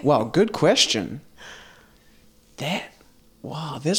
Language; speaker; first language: English; native; English